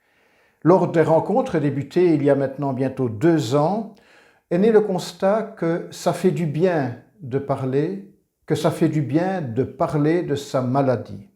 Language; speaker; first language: French; native; French